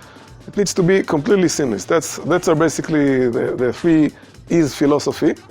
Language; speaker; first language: English; non-native, fluent; Hebrew